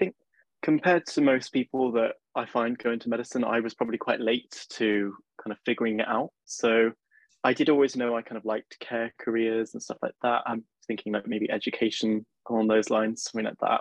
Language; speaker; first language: English; native; English